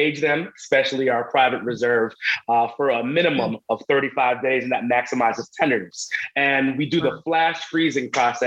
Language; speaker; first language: English; native; English